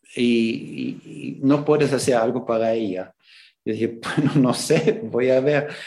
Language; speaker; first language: Spanish; non-native, fluent; German